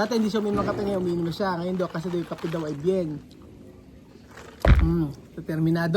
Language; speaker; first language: Filipino; native; Filipino